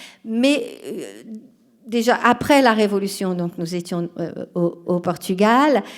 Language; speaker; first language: French; non-native, fluent; Portuguese